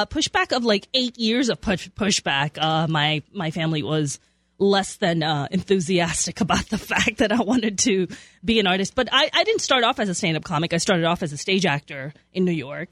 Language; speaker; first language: English; non-native, local second language; Urdu